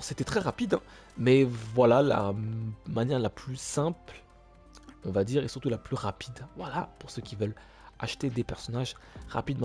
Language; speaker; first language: French; native; French